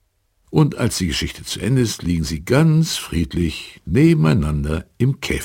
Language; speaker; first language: German; native; German